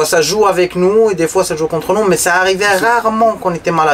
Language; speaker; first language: French; non-native, local second language; Arabic